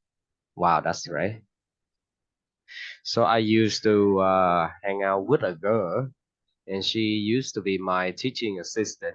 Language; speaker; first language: English; non-native, fluent; Vietnamese